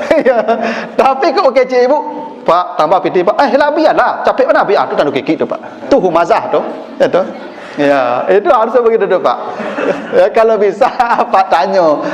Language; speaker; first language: Malay; non-native, local second language; Minangkabau